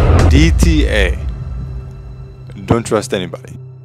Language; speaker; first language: English; non-native, local second language; Malay